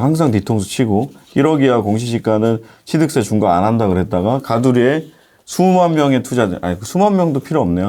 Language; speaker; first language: Korean; native; Korean